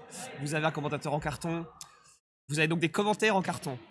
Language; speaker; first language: French; native; French